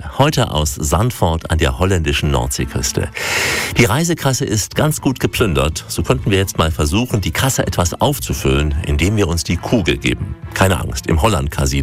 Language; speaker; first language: German; native; German